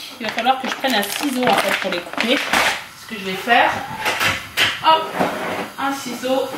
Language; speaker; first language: French; native; French